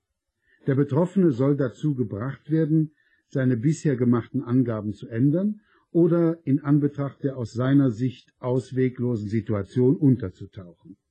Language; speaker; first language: German; native; German